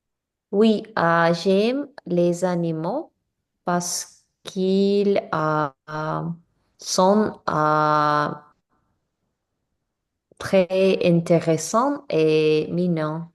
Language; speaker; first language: French; non-native, learner; English